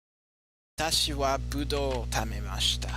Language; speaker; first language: Japanese; non-native, learner; English